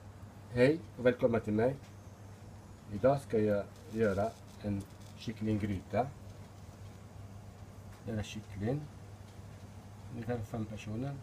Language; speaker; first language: Swedish; non-native, fluent; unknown